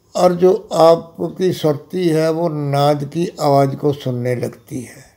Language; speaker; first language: Hindi; non-native, local second language; Punjabi